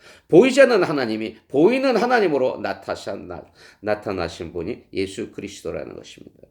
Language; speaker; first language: Korean; native; Korean